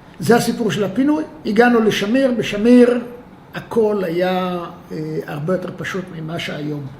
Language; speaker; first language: Hebrew; native; Hebrew